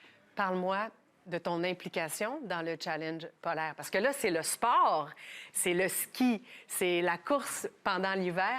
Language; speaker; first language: French; native; French